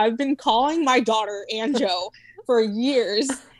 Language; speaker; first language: English; native; English